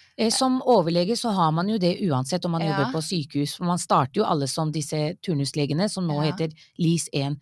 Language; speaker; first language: Norwegian; early bilingual, other home language; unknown